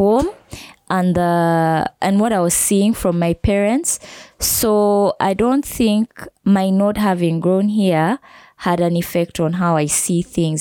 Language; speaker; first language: English; non-native, local second language; Ganda